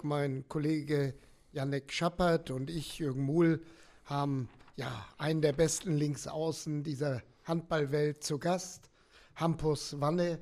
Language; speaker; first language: German; native; German